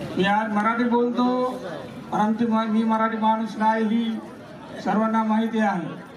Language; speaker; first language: Marathi; non-native, fluent; Sinhala